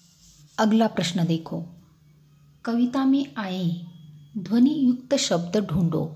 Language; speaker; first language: Hindi; non-native, local second language; Marathi